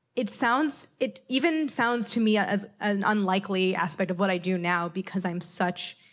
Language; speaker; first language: English; native; English